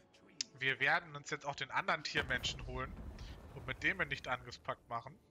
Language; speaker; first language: German; native; German